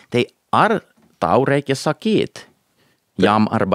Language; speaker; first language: Lithuanian; non-native, fluent; Finnish